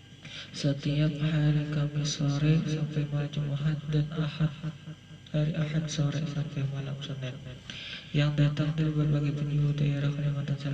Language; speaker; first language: Indonesian; native; Indonesian